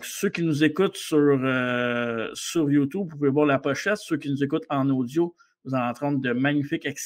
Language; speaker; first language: French; native; French